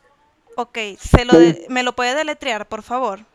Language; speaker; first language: Spanish; native; Spanish